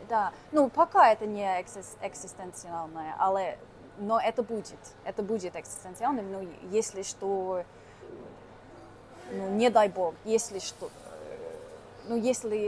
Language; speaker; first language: Russian; non-native, fluent; English